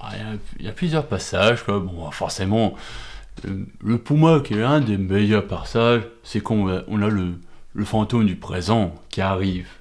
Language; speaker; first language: French; native; French